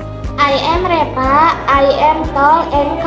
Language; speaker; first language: English; non-native, learner; Indonesian